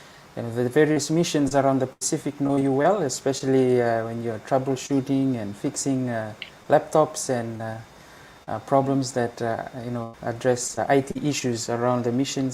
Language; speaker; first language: English; non-native, local second language; Fijian